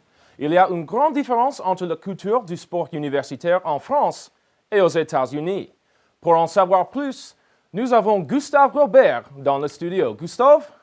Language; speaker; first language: French; non-native, learner; English